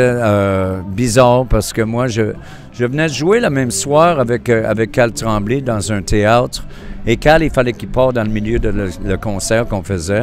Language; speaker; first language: French; native; French